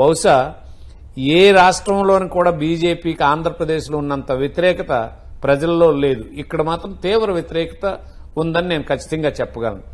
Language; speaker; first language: Telugu; native; Telugu